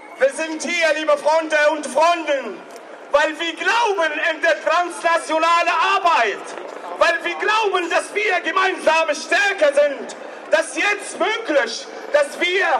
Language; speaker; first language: German; non-native, learner; Arabic